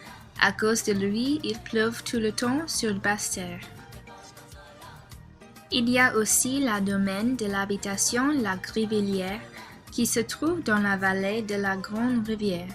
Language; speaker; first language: French; non-native, learner; English